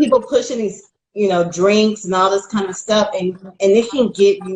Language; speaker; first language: English; native; English